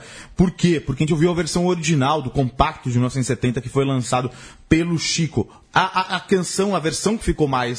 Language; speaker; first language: Portuguese; native; Portuguese